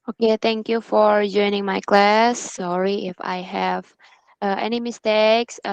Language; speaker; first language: English; non-native, learner; Indonesian